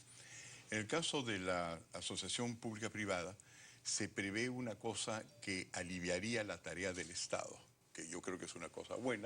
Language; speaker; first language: Spanish; native; Spanish